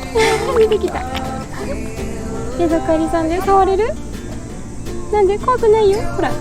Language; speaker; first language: Japanese; native; Japanese